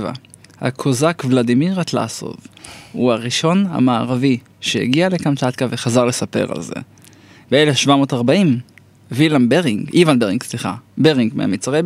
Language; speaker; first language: Hebrew; native; Hebrew